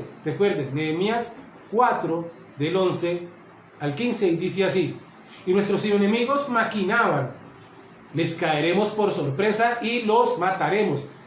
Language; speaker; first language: Spanish; native; Spanish